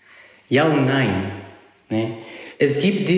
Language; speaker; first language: German; non-native, learner; Spanish